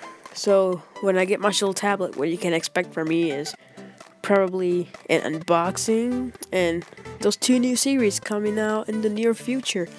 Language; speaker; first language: English; native; English